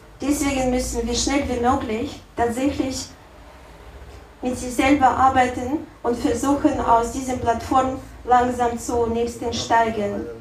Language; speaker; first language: German; non-native, learner; Russian